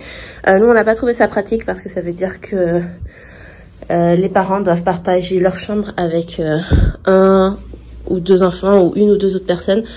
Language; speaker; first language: French; native; French